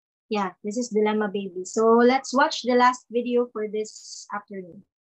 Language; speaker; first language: English; non-native, local second language; Cebuano